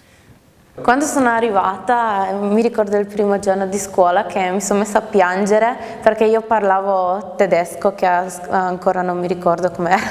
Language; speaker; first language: Italian; early bilingual, other home language; German